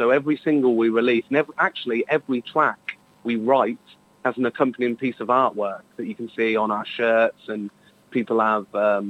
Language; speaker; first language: English; native; English